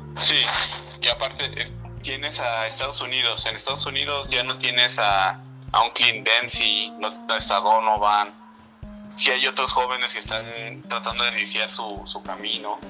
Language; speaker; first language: Spanish; native; Spanish